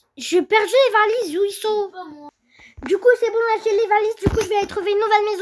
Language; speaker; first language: French; native; French